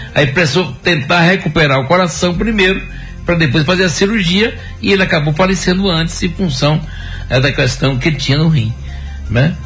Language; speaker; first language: Portuguese; native; Portuguese